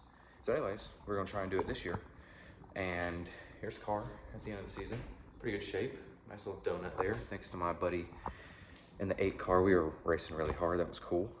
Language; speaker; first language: English; native; English